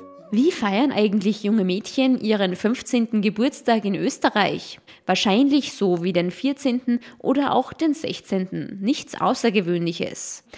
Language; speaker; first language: German; native; German